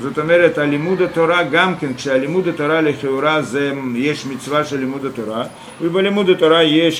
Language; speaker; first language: Hebrew; non-native, fluent; Russian